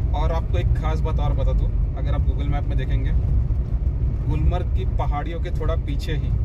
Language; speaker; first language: Hindi; non-native, local second language; Marathi